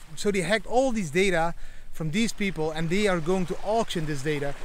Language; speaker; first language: English; non-native, fluent; Dutch